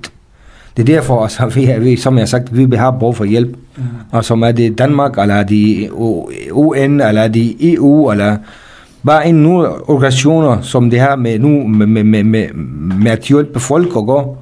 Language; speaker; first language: Danish; non-native, fluent; Kurdish